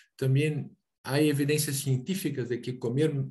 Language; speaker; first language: Spanish; non-native, fluent; Portuguese